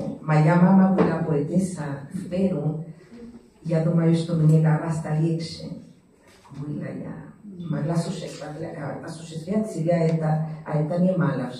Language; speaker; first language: Russian; non-native, learner; Spanish